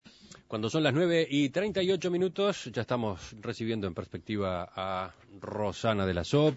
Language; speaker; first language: Spanish; native; Spanish